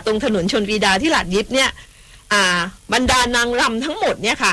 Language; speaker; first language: Thai; native; Thai